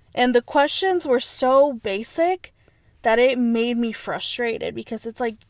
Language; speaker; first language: English; early bilingual, other home language; Spanish